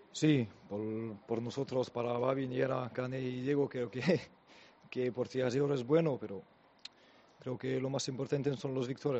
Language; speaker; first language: Spanish; non-native, learner; French